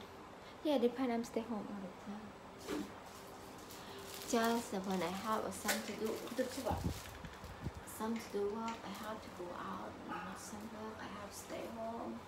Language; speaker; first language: English; non-native, learner; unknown